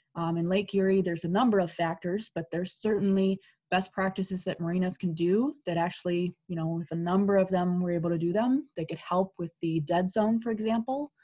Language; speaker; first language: English; native; English